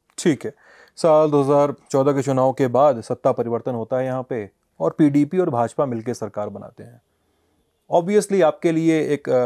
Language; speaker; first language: Hindi; native; Hindi